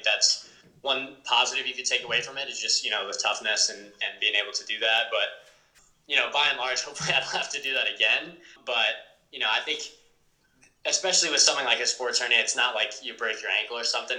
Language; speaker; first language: English; native; English